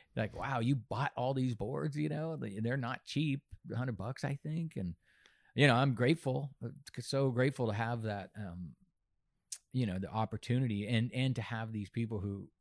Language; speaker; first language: English; native; English